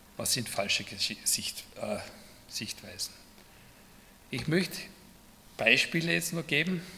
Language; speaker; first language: German; native; German